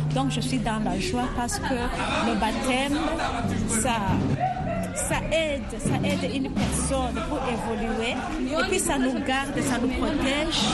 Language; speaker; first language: French; non-native, local second language; Rundi